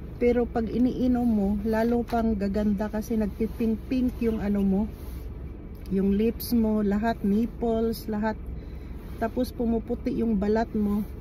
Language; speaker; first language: Filipino; non-native, local second language; Cebuano